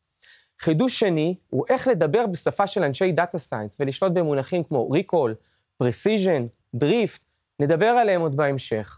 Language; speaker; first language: Hebrew; native; Hebrew